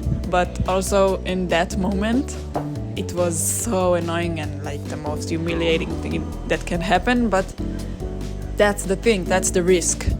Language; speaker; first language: English; non-native, fluent; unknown